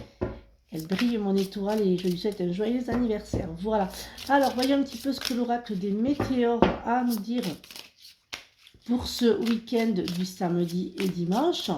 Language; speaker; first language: French; native; French